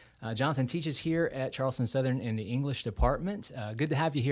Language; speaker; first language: English; native; English